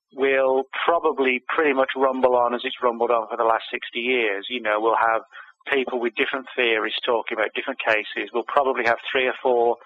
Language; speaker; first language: English; native; English